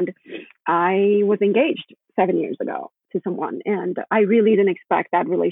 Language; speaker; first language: English; non-native, local second language; Gujarati